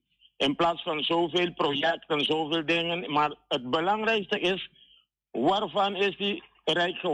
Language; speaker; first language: Dutch; non-native, local second language; Papiamento